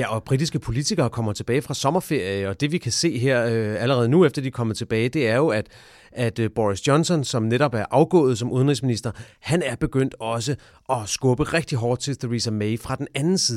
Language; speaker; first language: Danish; native; Danish